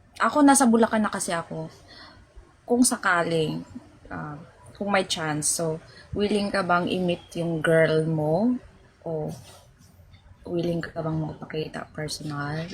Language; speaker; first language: Filipino; non-native, local second language; Cebuano